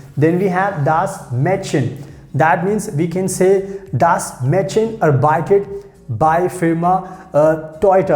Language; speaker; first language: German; non-native, fluent; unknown